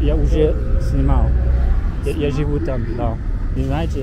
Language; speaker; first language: Russian; non-native, learner; French